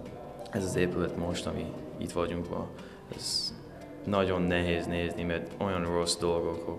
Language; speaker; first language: Hungarian; early bilingual, heritage; Hungarian